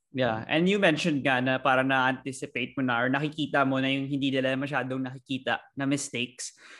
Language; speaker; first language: Filipino; native; Filipino